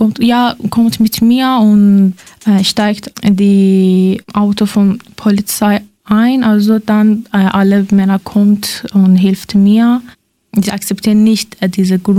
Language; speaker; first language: German; non-native, learner; Persian